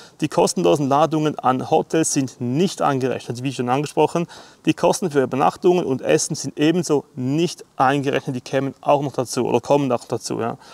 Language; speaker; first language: German; native; German